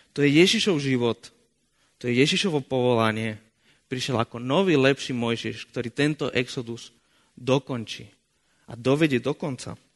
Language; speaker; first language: Slovak; non-native, fluent; Spanish